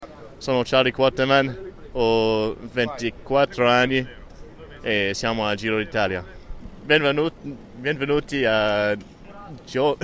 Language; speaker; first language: Italian; non-native, learner; English